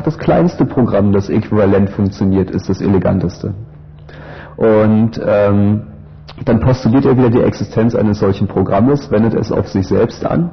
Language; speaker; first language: German; native; German